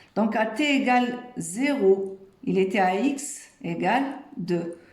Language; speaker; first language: French; non-native, local second language; Arabic